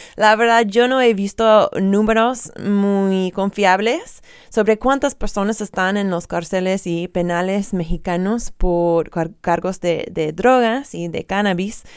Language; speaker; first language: Spanish; non-native, fluent; English